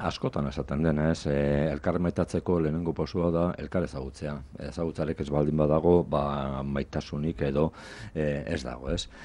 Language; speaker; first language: Basque; non-native, local second language; Spanish